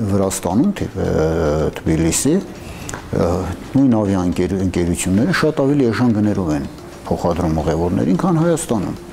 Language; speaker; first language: Armenian; native; Armenian